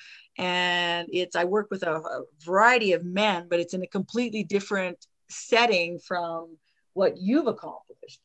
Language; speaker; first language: English; non-native, fluent; French